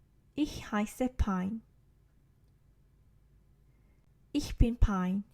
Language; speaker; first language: German; non-native, learner; Korean